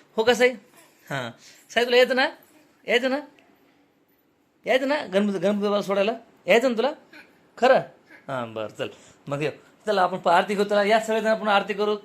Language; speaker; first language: Marathi; non-native, local second language; Lambadi